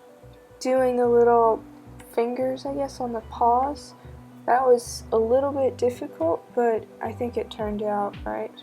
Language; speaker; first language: English; native; English